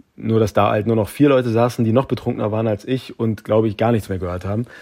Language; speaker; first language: German; native; German